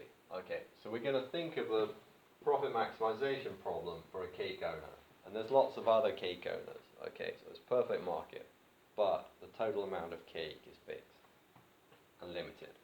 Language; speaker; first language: English; native; English